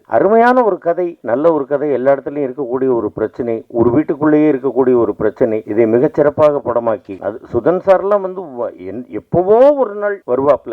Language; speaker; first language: Tamil; native; Tamil